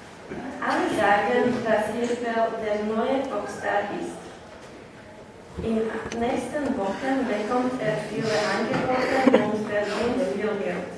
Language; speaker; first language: German; non-native, learner; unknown